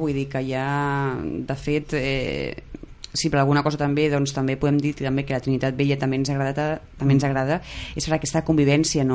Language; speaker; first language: Catalan; native; Catalan